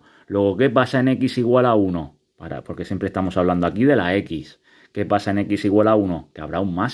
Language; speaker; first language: Spanish; native; Spanish